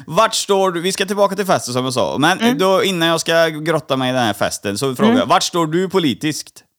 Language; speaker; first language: Swedish; native; Swedish